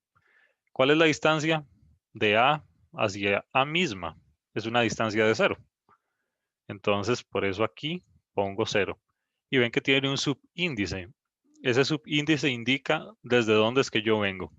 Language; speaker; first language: Spanish; native; Spanish